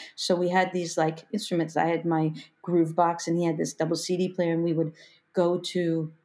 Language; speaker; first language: English; native; English